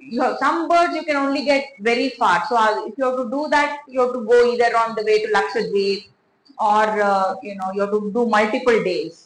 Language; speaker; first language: English; non-native, local second language; Kannada